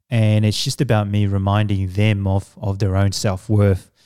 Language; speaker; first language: English; early bilingual, other home language; Samoan